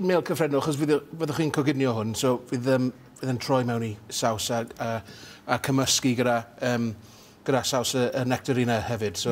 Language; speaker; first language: Welsh; native; Welsh